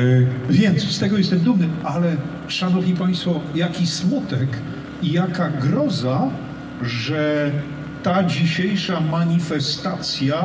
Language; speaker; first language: Polish; native; Polish